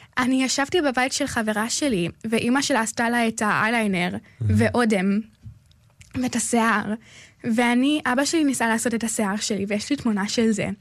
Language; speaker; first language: Hebrew; early bilingual, heritage; Hebrew